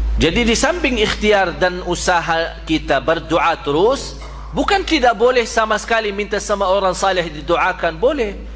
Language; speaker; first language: Malay; non-native, fluent; Arabic